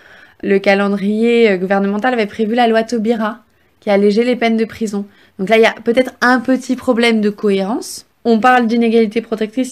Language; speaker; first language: French; native; French